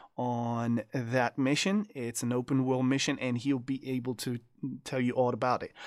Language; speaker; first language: English; non-native, fluent; French